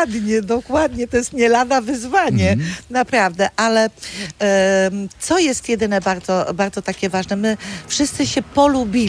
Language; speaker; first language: Polish; non-native, local second language; Kashubian